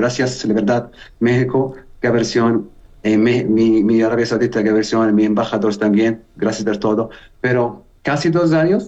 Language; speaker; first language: Spanish; non-native, learner; Arabic